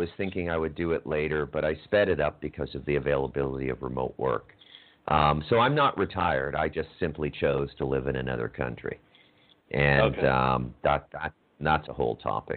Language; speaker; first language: English; native; English